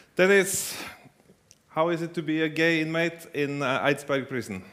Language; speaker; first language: English; non-native, fluent; Norwegian